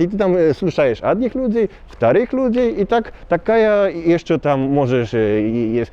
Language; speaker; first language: Russian; non-native, learner; Polish